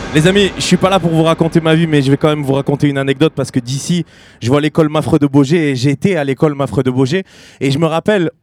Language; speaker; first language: French; native; French